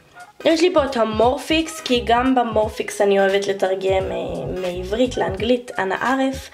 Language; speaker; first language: Hebrew; native; Hebrew